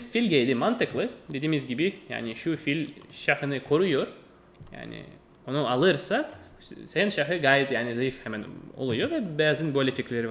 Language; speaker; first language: Turkish; non-native, fluent; Russian